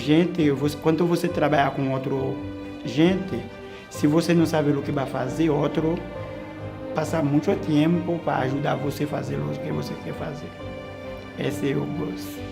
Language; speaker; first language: Portuguese; non-native, learner; Haitian Creole